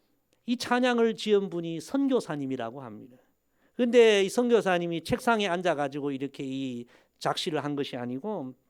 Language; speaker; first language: Korean; native; Korean